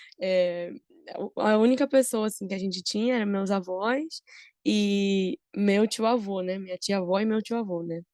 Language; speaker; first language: Portuguese; early bilingual, heritage; Portuguese